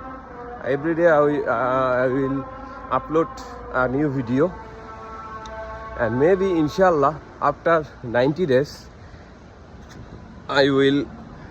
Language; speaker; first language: English; non-native, learner; Bangla